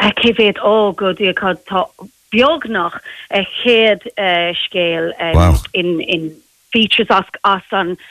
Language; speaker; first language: Irish; non-native, local second language; English